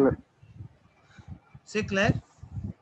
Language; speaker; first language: French; non-native, fluent; Hindi